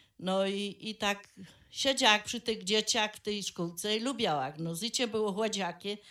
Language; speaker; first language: Polish; native; Polish